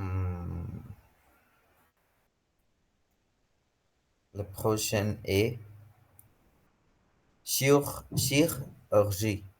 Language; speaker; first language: French; non-native, fluent; Hindi